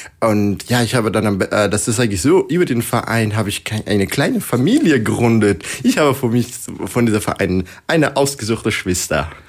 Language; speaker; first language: German; non-native, learner; Persian